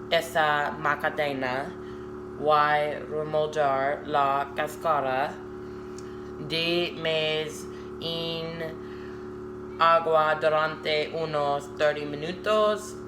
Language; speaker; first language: Spanish; non-native, learner; English